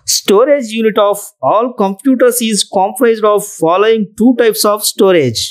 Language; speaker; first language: English; non-native, local second language; Telugu